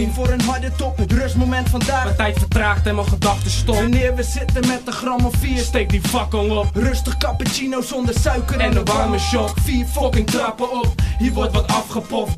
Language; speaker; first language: Dutch; native; Dutch